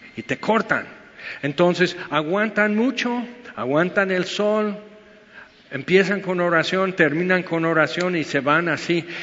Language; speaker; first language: Spanish; non-native, fluent; English